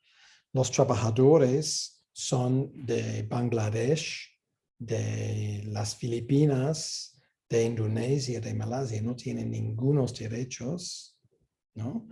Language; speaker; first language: Spanish; non-native, fluent; English